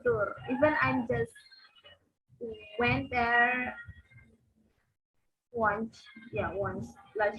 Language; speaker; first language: English; non-native, fluent; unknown